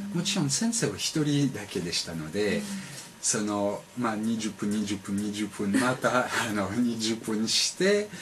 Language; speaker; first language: Japanese; non-native, fluent; French